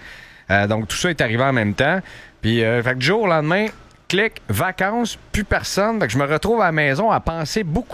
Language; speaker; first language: French; native; French